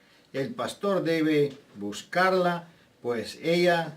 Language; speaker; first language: Spanish; non-native, fluent; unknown